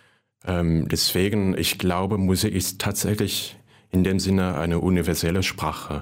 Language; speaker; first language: German; non-native, fluent; Cantonese